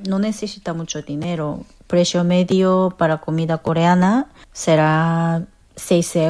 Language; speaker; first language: Spanish; non-native, learner; Korean